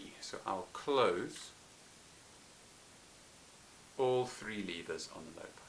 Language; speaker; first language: English; native; English